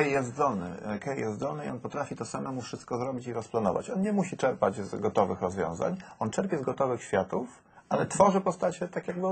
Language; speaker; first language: Polish; native; Polish